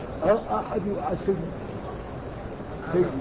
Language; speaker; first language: Arabic; native; Arabic